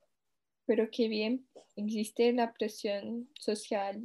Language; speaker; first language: Spanish; non-native, fluent; English